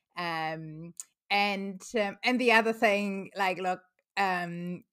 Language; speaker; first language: English; non-native, fluent; German